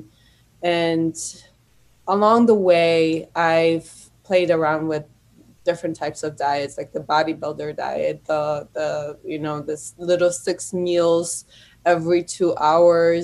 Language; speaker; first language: English; non-native, fluent; Polish